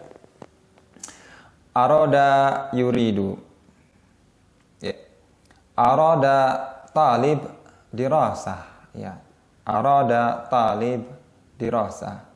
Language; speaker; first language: Arabic; non-native, fluent; Indonesian